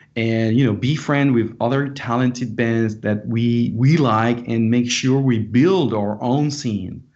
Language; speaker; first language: English; non-native, fluent; French